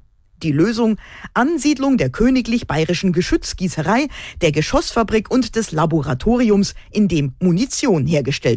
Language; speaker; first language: German; native; German